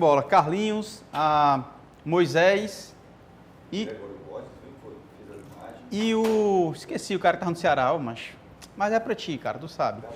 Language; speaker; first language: Portuguese; native; Portuguese